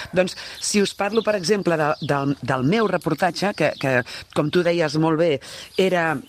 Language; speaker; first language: Catalan; native; Catalan